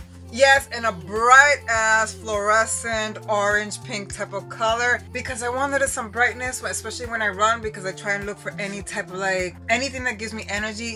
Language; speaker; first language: English; early bilingual, other home language; Spanish